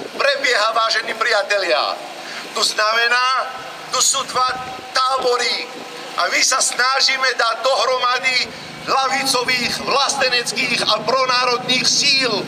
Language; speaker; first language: Slovak; non-native, fluent; Kurdish